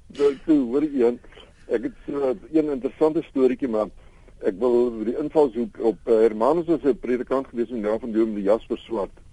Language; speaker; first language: Afrikaans; native; Afrikaans